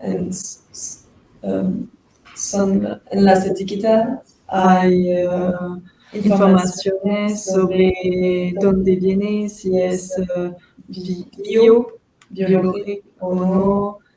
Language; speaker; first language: Spanish; non-native, learner; French